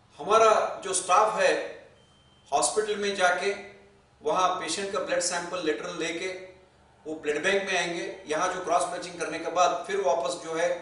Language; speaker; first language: Hindi; non-native, local second language; Kannada